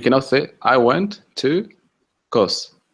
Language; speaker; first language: English; non-native, fluent; Russian